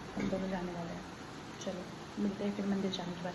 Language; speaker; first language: Hindi; non-native, local second language; Marathi